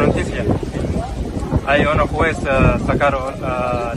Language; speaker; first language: Spanish; non-native, learner; Arabic